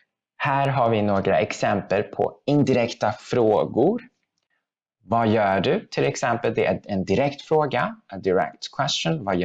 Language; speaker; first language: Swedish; non-native, fluent; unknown